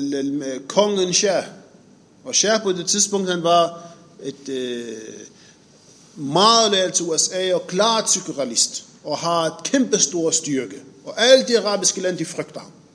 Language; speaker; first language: Danish; non-native, fluent; Arabic